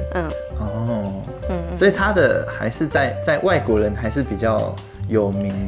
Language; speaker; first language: Chinese; native; Chinese